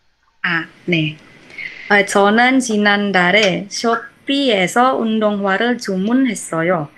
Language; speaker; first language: Korean; non-native, learner; Indonesian